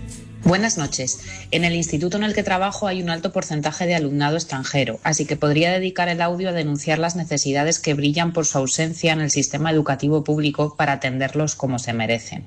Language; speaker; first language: Spanish; native; Spanish